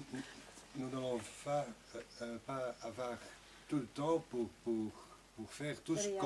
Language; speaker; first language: French; non-native, local second language; Dutch